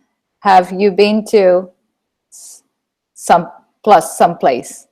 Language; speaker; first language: English; non-native, fluent; Japanese